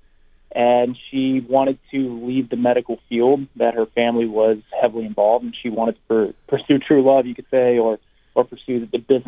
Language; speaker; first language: English; native; English